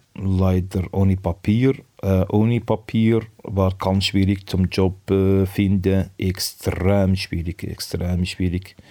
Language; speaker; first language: German; non-native, learner; Arabic